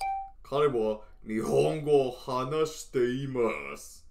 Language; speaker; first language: Japanese; non-native, learner; English